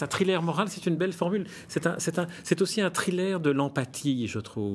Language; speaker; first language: French; native; French